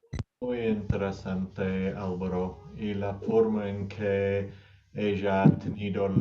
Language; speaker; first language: Spanish; non-native, learner; English